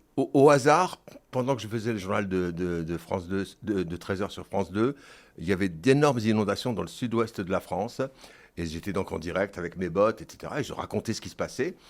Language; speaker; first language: French; early bilingual, other home language; Kabyle